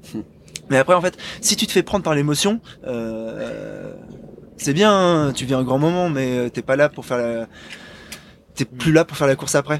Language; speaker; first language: French; native; French